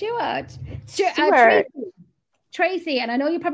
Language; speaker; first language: English; native; English